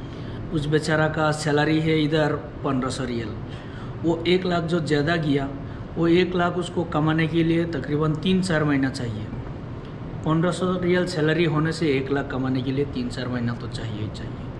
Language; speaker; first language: Hindi; non-native, local second language; Bangla